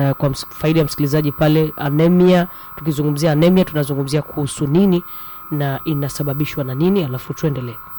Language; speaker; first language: Swahili; native; Swahili